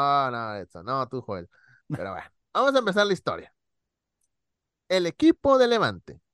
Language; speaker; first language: Spanish; native; Spanish